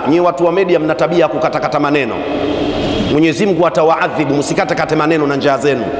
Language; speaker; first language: Swahili; non-native, local second language; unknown